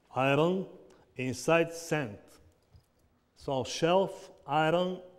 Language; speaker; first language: English; non-native, learner; Bulgarian